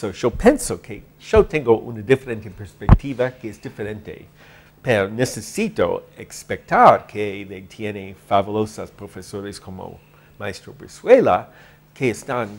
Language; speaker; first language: Spanish; non-native, learner; English